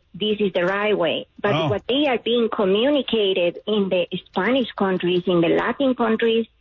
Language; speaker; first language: English; non-native, fluent; Spanish